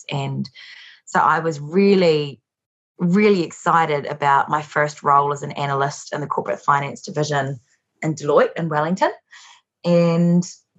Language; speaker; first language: English; native; English